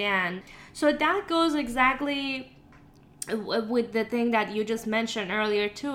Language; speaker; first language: English; non-native, fluent; Persian